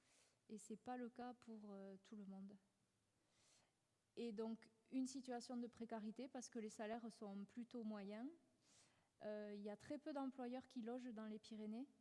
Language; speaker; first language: French; native; French